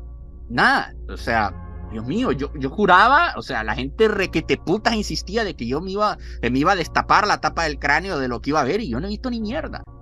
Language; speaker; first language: Spanish; native; Spanish